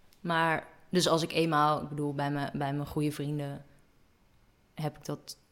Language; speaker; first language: Dutch; native; Dutch